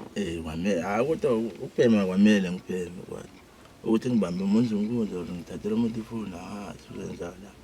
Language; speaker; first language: Zulu; non-native, local second language; Tswana